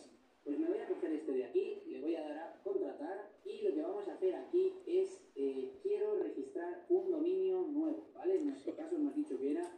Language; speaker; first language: Spanish; native; Spanish